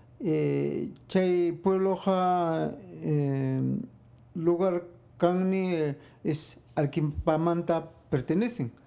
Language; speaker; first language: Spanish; non-native, local second language; Quechua